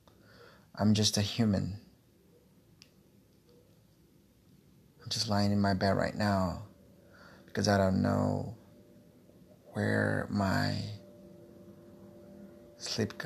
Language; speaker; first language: English; non-native, learner; Portuguese